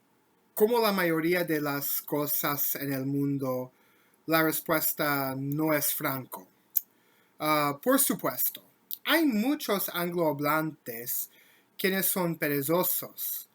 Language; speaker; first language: Spanish; non-native, learner; English